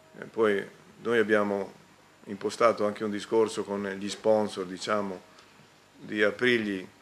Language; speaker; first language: Italian; native; Italian